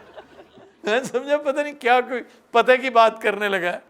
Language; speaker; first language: Urdu; native; Urdu